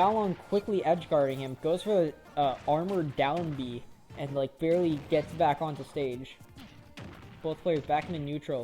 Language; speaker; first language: English; native; English